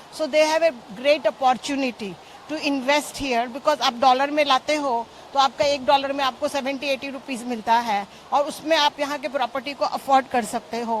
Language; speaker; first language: Hindi; native; Hindi